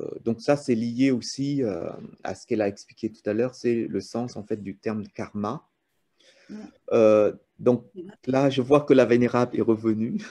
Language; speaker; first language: French; early bilingual, other home language; Vietnamese